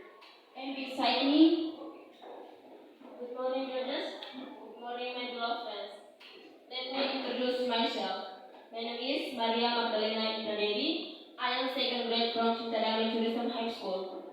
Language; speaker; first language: English; non-native, learner; Indonesian